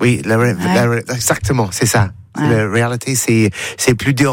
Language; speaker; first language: French; non-native, learner; English